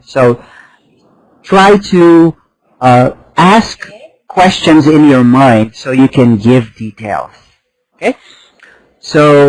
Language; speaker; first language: English; non-native, fluent; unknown